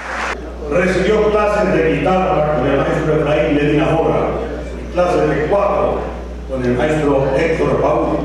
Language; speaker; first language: Spanish; native; Spanish